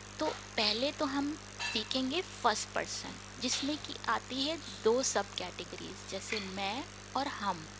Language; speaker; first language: Hindi; non-native, local second language; Marathi